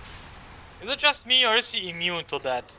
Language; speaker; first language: English; native; English